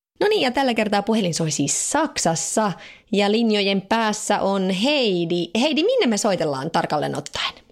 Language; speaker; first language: Finnish; native; Finnish